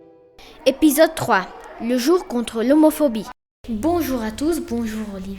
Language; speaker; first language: French; non-native, fluent; Spanish